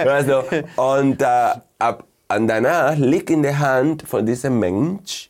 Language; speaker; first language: German; non-native, fluent; Spanish